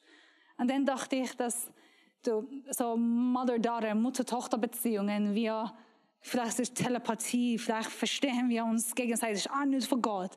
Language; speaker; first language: German; non-native, learner; Persian